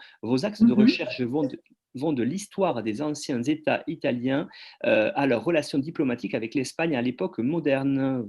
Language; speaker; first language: French; native; French